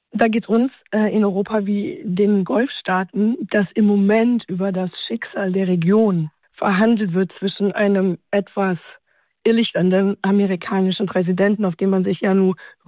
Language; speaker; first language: German; native; German